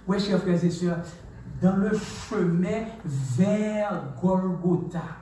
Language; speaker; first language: French; non-native, local second language; Haitian Creole